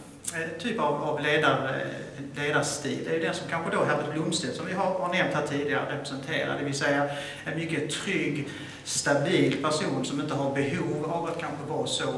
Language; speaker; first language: Swedish; native; Swedish